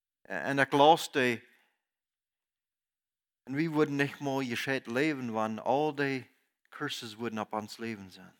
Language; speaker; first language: German; non-native, learner; Plautdietsch